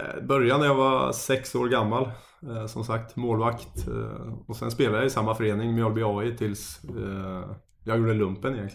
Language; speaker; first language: Swedish; native; Swedish